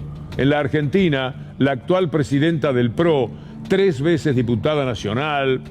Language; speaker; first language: Spanish; native; Spanish